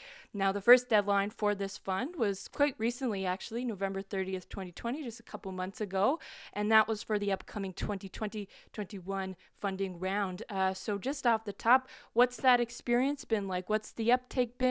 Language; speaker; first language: English; native; English